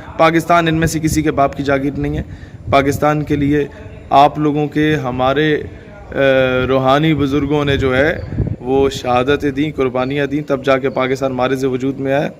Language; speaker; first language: Urdu; non-native, local second language; Punjabi